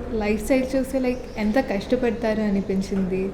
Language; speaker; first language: Telugu; non-native, local second language; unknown